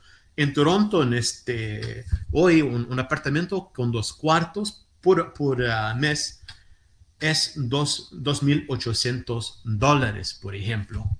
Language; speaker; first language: Spanish; non-native, fluent; Portuguese